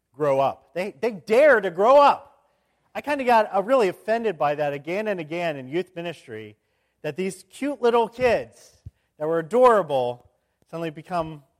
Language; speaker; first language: English; native; English